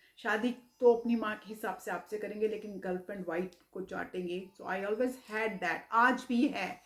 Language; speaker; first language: Hindi; early bilingual, heritage; Hindi